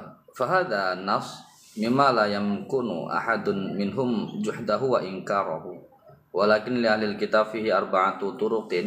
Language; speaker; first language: Arabic; non-native, learner; Indonesian